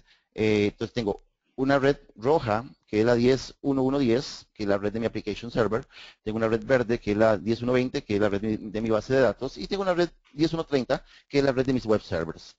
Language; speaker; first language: Spanish; native; Spanish